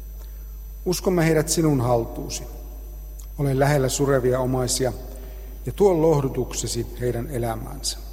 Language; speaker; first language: Finnish; native; Finnish